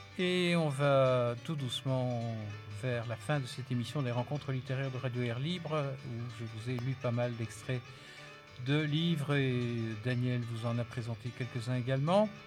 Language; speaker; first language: French; native; French